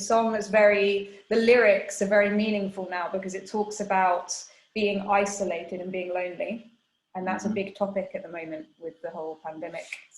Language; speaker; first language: English; non-native, fluent; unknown